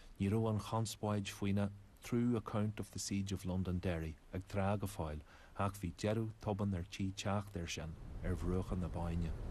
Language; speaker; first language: Irish; native; Irish